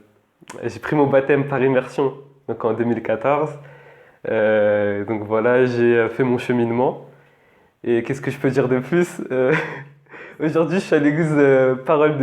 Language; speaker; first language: French; native; French